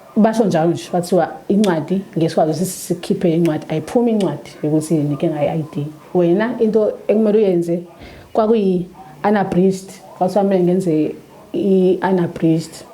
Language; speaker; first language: Zulu; native; Zulu